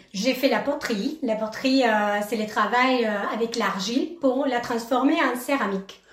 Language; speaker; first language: French; non-native, fluent; Spanish